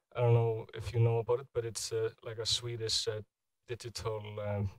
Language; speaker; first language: English; non-native, fluent; Icelandic